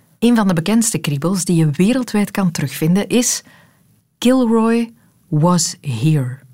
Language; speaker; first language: Dutch; native; Dutch